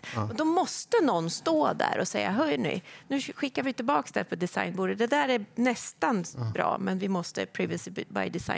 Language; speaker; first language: Swedish; native; Swedish